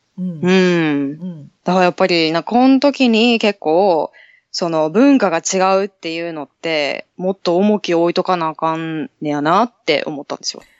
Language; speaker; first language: Japanese; native; Japanese